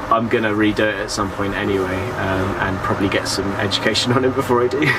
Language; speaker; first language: English; native; English